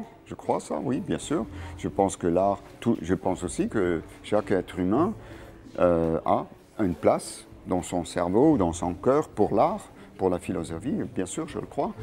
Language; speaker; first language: French; non-native, local second language; German